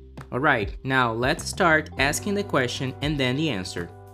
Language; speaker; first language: English; non-native, fluent; Portuguese